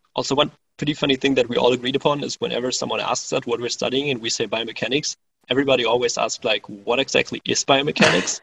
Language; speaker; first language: English; non-native, fluent; German